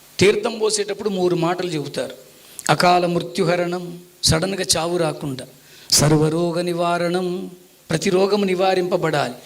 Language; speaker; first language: Telugu; non-native, local second language; Tamil